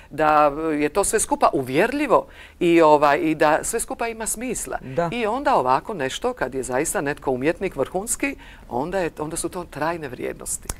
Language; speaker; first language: Croatian; native; Croatian